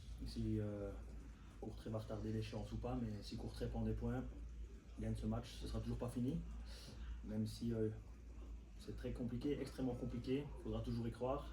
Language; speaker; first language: French; native; French